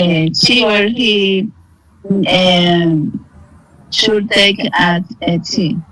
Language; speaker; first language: English; non-native, learner; Spanish